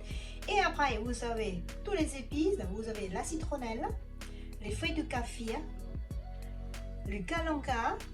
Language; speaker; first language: French; non-native, learner; Thai